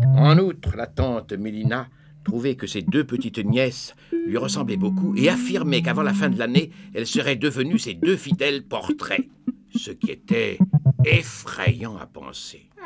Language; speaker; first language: French; native; French